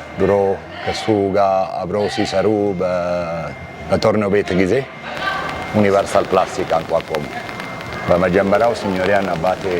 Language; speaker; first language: Amharic; early bilingual, other home language; Italian